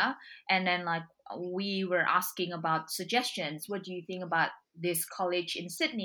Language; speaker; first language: English; non-native, fluent; Indonesian